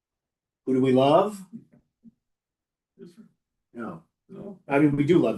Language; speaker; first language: English; native; English